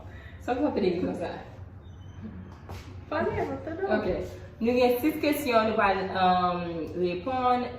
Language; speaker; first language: Haitian Creole; early bilingual, heritage; Haitian Creole